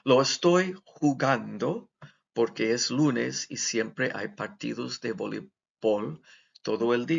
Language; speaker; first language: Spanish; non-native, fluent; English